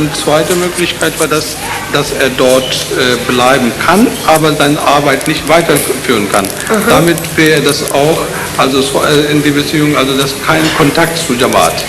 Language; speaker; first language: German; non-native, learner; Urdu